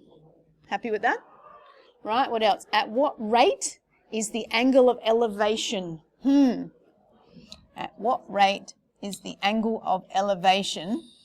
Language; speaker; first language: English; native; English